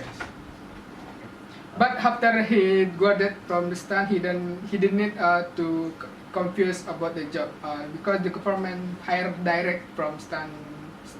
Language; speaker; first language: English; non-native, learner; Indonesian